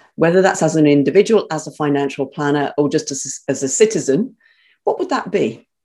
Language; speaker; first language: English; native; English